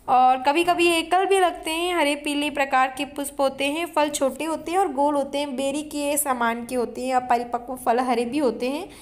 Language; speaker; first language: Hindi; native; Hindi